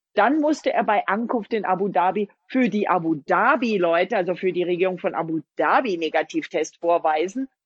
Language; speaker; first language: German; native; German